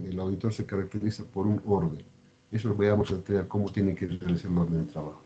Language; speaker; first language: Spanish; native; Spanish